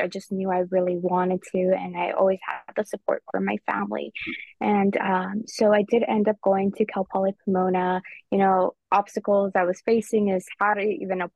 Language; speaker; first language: English; early bilingual, other home language; Spanish